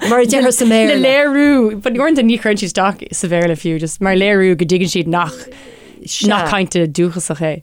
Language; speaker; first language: Irish; non-native, local second language; English